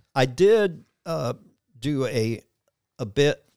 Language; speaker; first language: English; native; English